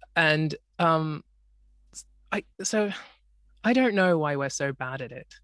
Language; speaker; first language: English; native; English